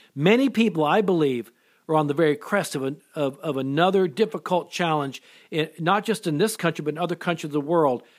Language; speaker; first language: English; native; English